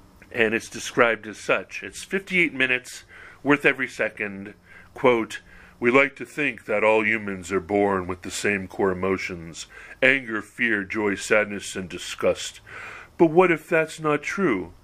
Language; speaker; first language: English; native; English